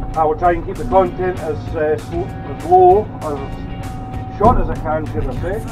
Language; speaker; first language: English; native; English